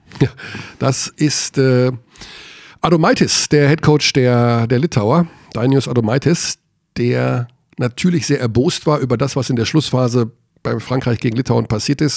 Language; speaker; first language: German; native; German